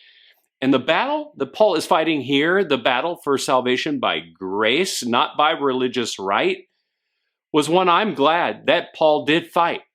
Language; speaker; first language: English; native; English